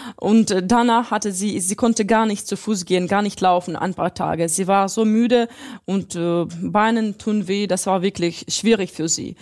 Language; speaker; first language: German; non-native, fluent; Russian